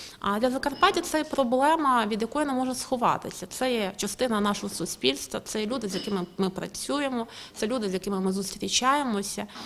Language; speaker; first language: Ukrainian; native; Ukrainian